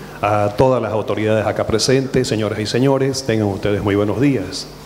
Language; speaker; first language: Spanish; native; Spanish